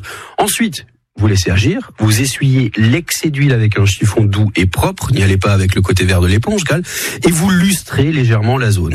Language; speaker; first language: French; native; French